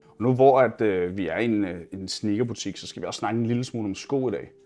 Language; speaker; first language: Danish; native; Danish